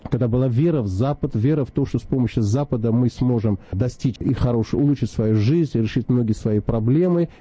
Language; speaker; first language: Russian; non-native, local second language; Azerbaijani